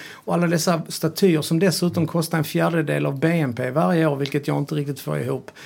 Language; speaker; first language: Swedish; early bilingual, other home language; Serbian